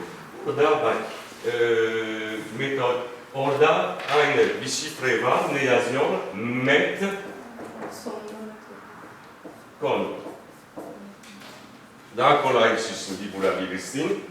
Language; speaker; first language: Turkish; non-native, fluent; French